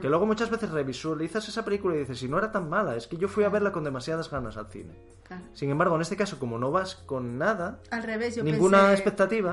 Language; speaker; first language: Spanish; native; Spanish